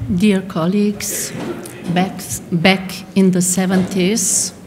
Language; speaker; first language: English; non-native, fluent; Slovenian